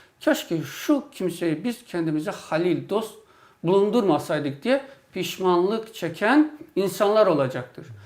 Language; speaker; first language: Turkish; native; Turkish